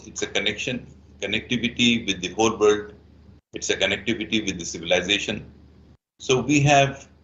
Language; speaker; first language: English; non-native, fluent; Bangla